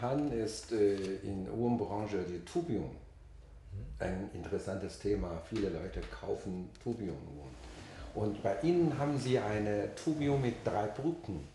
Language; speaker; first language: German; non-native, fluent; Chinese